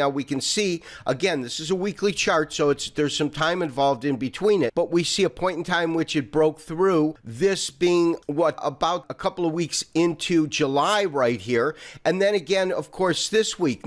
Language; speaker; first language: English; native; English